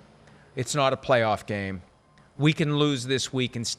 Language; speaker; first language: English; native; English